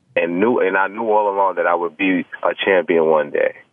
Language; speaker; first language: English; native; English